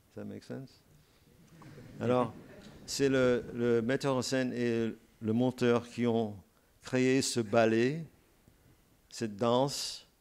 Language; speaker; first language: French; non-native, fluent; English